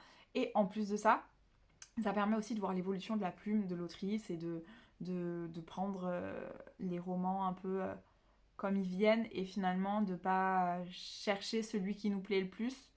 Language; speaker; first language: French; native; French